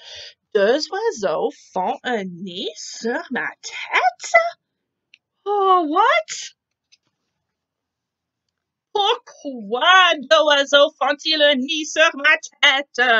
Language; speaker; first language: French; non-native, fluent; English